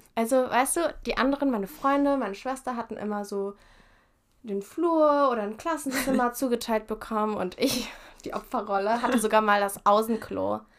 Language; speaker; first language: German; early bilingual, heritage; German